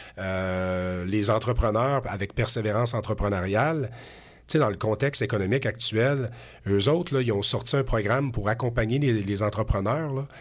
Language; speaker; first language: French; native; French